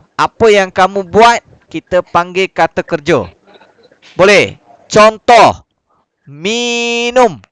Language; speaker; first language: Malay; native; Malay